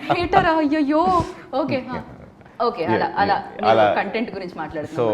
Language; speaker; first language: Telugu; native; Telugu